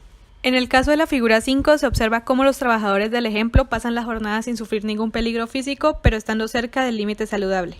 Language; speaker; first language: Spanish; native; Spanish